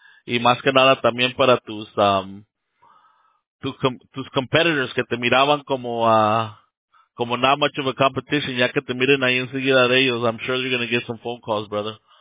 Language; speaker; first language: Spanish; early bilingual, heritage; Spanish